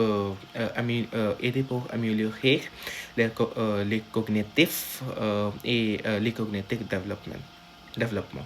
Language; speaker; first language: French; non-native, learner; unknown